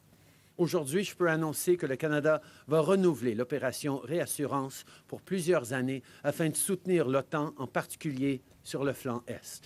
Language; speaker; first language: French; native; French